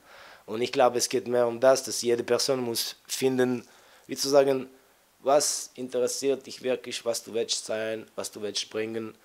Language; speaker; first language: German; non-native, fluent; French